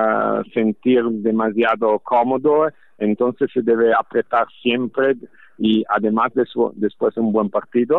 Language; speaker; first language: Spanish; non-native, fluent; Italian